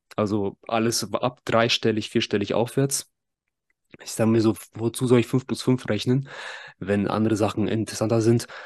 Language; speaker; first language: German; early bilingual, other home language; Russian